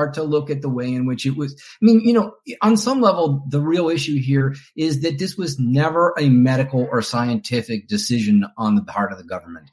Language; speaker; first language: English; native; English